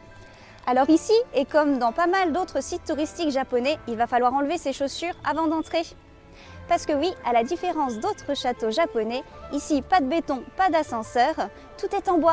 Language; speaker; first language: French; native; French